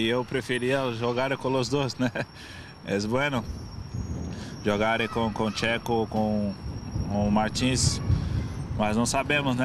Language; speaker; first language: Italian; non-native, learner; Portuguese